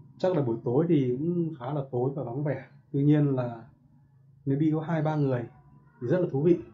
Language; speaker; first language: Vietnamese; native; Vietnamese